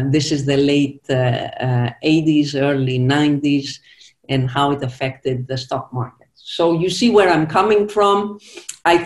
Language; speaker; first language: English; non-native, fluent; Greek